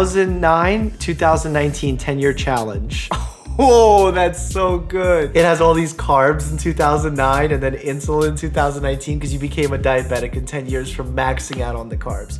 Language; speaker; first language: English; native; English